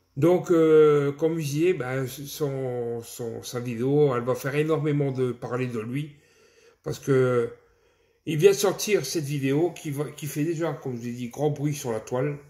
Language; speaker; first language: French; native; French